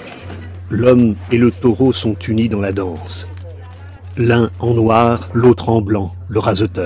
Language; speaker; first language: French; native; French